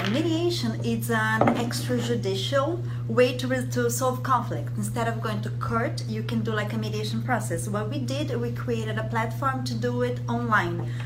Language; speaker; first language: English; non-native, fluent; Portuguese